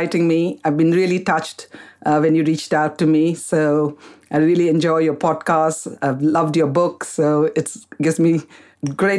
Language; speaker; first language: English; non-native, local second language; Kannada